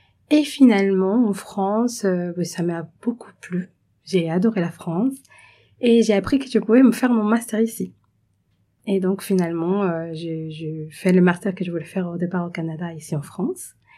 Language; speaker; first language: French; non-native, fluent; Spanish